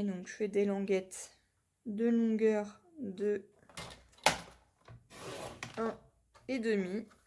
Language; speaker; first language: French; native; French